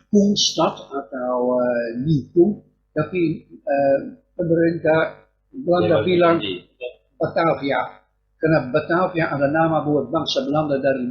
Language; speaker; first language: Indonesian; non-native, fluent; Dutch